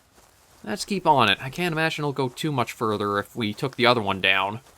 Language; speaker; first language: English; native; English